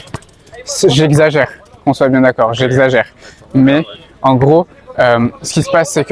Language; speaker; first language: French; native; French